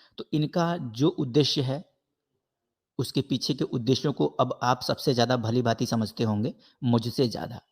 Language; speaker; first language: Hindi; native; Hindi